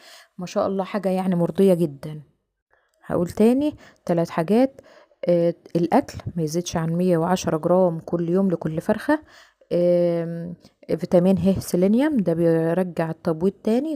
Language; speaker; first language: Arabic; native; Arabic